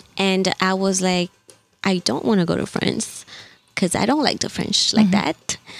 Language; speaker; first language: English; non-native, fluent; French